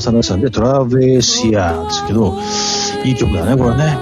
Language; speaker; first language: Japanese; native; Japanese